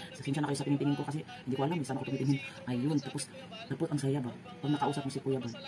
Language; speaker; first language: Filipino; non-native, local second language; Cebuano